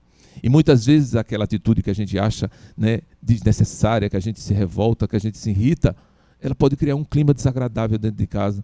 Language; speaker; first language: Portuguese; native; Portuguese